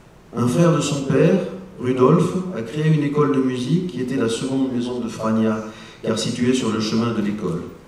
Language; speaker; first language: French; native; French